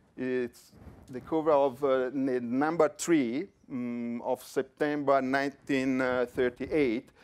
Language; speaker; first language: English; non-native, fluent; Italian